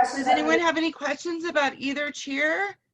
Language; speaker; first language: English; native; English